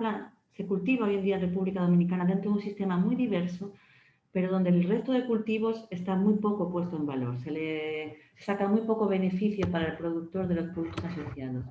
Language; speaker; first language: Spanish; native; Spanish